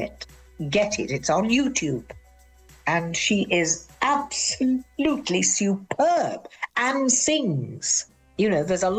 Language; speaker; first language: English; native; English